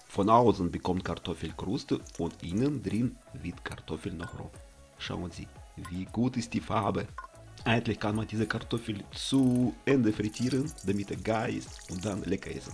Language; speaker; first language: German; non-native, learner; Russian